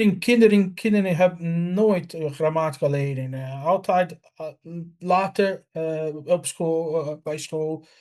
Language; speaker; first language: Dutch; non-native, learner; Portuguese